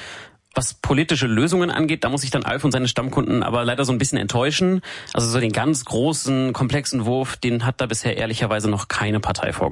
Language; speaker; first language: German; native; German